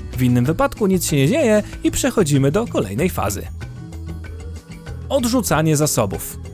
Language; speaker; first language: Polish; native; Polish